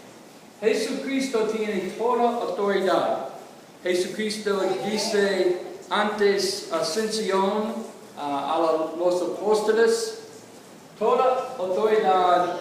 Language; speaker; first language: Spanish; non-native, learner; English